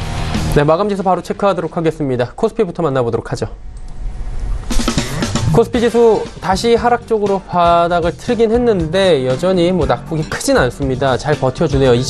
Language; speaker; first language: Korean; native; Korean